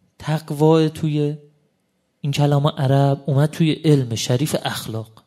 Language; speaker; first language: Persian; native; Persian